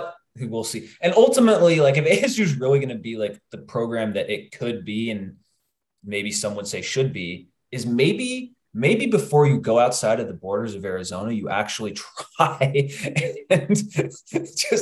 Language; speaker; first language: English; native; English